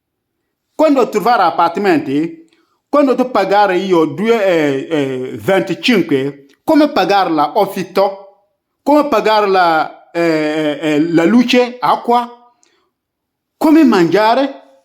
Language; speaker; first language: Italian; non-native, learner; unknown